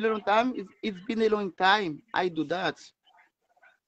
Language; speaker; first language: English; non-native, learner; Haitian Creole